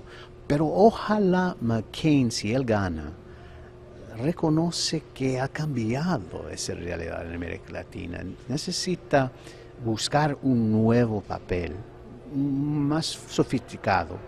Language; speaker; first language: Spanish; non-native, fluent; English